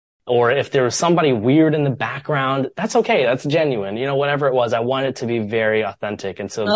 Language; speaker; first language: English; native; English